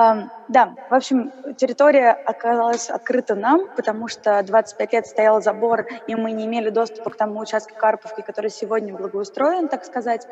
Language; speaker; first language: Russian; native; Russian